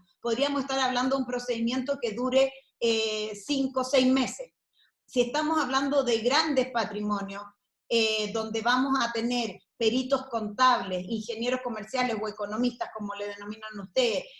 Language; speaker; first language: Spanish; native; Spanish